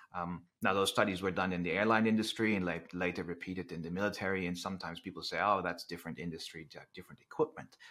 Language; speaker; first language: English; non-native, fluent; Dutch